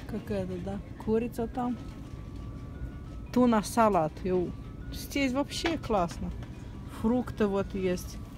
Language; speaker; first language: Russian; non-native, fluent; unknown